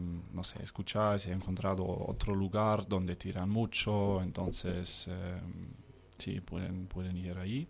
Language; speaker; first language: Spanish; non-native, fluent; Danish